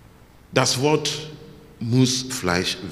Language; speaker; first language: German; non-native, learner; English